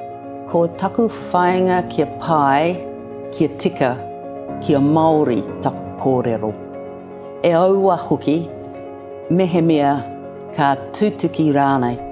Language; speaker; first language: Māori; non-native, learner; English